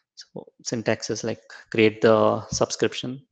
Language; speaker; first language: English; non-native, local second language; Tamil